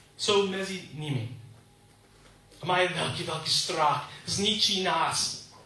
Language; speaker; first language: Czech; non-native, learner; English